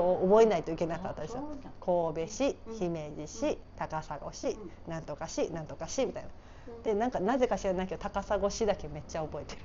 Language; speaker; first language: Japanese; native; Japanese